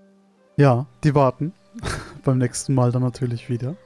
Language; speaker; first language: German; native; German